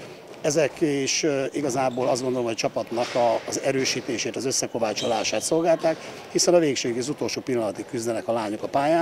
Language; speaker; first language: Hungarian; native; Hungarian